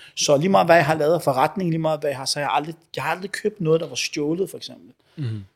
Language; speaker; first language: Danish; early bilingual, other home language; Arabic